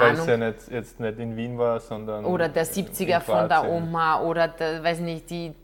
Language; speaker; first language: German; non-native, fluent; Croatian